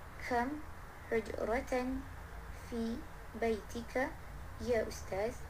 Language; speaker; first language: Arabic; non-native, learner; Malay